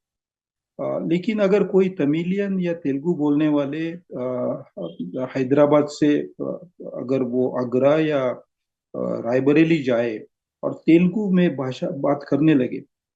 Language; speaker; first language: Hindi; non-native, local second language; Marathi